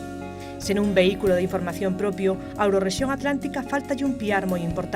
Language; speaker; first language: Galician; native; Galician